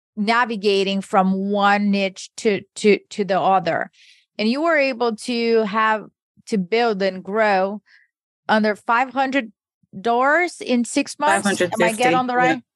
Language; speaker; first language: English; early bilingual, other home language; Portuguese